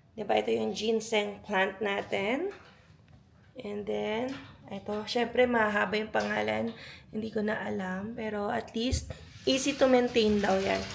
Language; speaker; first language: Filipino; native; Filipino